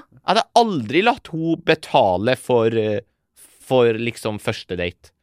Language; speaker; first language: Norwegian; early bilingual, other home language; Persian